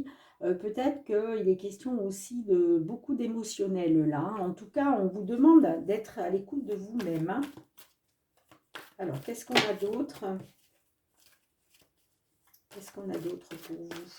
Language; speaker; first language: French; native; French